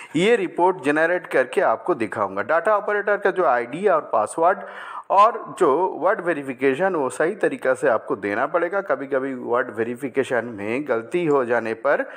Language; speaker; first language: Hindi; non-native, local second language; Bangla